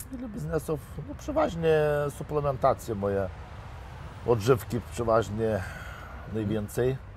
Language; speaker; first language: Polish; non-native, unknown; Lithuanian